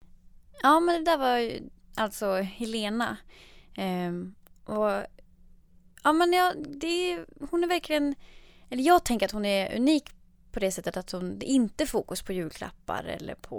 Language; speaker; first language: Swedish; native; Swedish